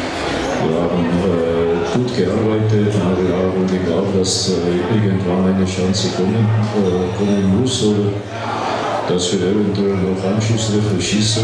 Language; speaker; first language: German; non-native, fluent; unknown